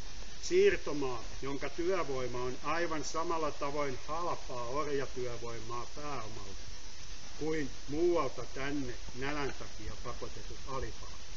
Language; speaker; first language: Finnish; native; Finnish